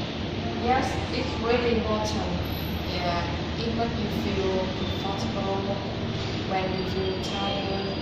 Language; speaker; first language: English; non-native, learner; Vietnamese